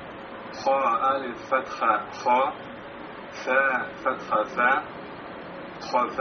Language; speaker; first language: Arabic; non-native, learner; Russian